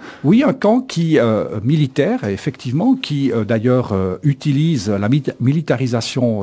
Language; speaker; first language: French; native; French